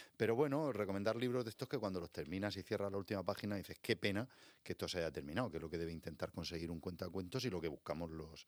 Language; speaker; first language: Spanish; native; Spanish